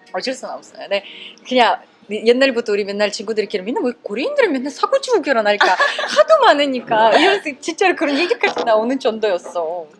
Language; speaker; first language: Korean; non-native, fluent; Russian